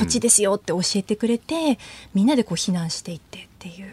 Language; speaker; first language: Japanese; native; Japanese